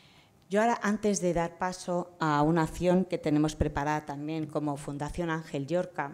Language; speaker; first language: Spanish; native; Spanish